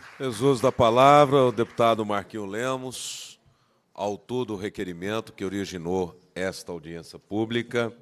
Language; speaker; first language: Portuguese; native; Portuguese